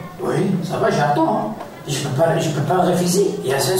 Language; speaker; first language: French; non-native, learner; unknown